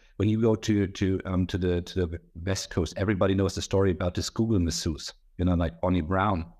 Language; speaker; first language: English; non-native, fluent; German